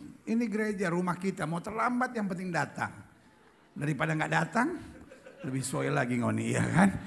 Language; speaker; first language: Indonesian; native; Indonesian